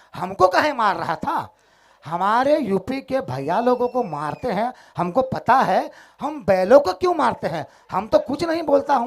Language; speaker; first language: Hindi; non-native, local second language; Marathi